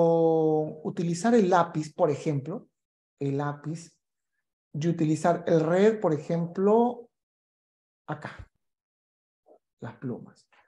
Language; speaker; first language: Spanish; native; Spanish